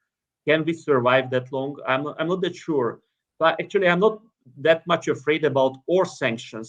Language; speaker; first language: English; non-native, fluent; Hungarian